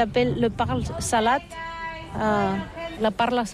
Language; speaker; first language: French; non-native, learner; Catalan